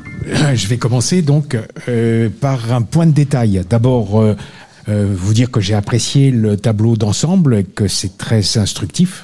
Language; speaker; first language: French; native; French